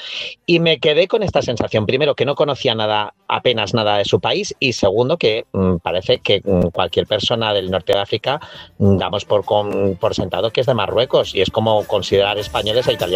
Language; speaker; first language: Spanish; native; Spanish